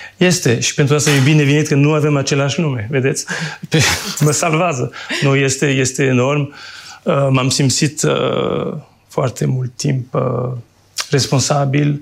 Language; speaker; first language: Romanian; non-native, fluent; French